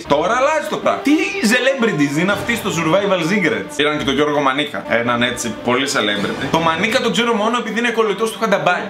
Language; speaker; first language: Greek; native; Greek